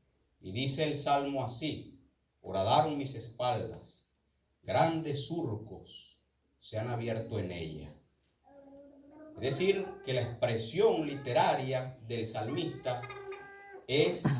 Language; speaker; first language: Spanish; native; Spanish